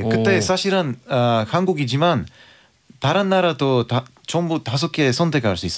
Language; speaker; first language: Korean; non-native, fluent; Bulgarian